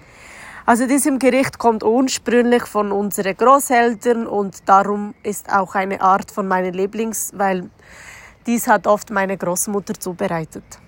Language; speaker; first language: German; non-native, fluent; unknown